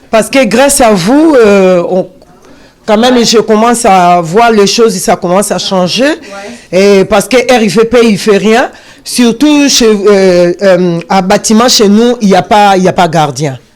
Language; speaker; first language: French; non-native, learner; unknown